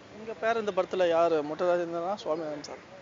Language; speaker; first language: Tamil; native; Tamil